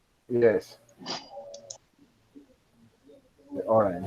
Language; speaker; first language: English; non-native, fluent; Spanish